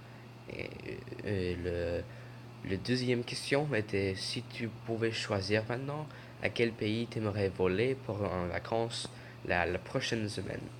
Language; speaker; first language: French; non-native, learner; English